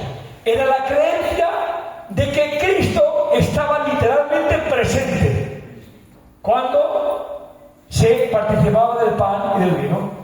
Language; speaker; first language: Spanish; native; Spanish